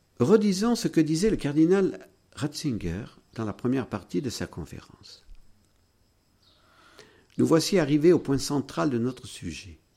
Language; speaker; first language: French; native; French